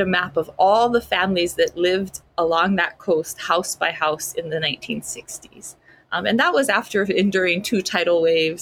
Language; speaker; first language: English; native; English